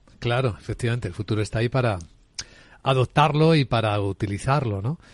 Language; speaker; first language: Spanish; native; Spanish